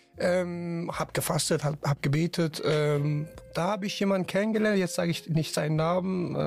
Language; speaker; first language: German; non-native, fluent; Turkish